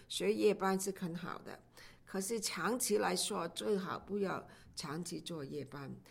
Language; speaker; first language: Chinese; non-native, local second language; Cantonese